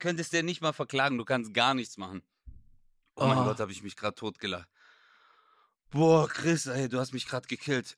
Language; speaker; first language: German; native; German